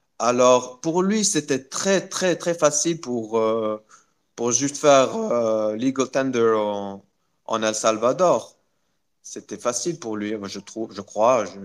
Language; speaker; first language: French; non-native, local second language; Arabic